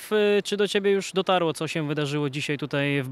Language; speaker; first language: Polish; native; Polish